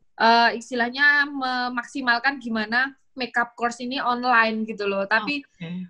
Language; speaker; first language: Indonesian; native; Indonesian